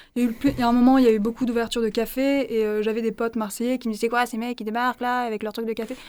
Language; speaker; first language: French; native; French